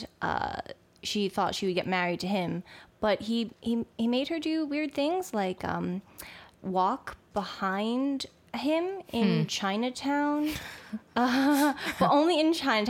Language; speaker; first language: English; native; English